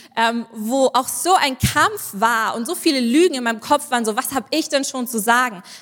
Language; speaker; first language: German; native; German